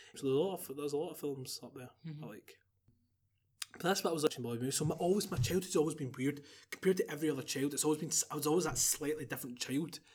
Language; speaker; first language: English; native; English